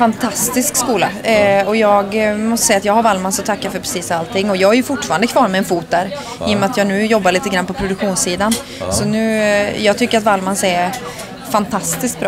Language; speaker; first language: Swedish; native; Swedish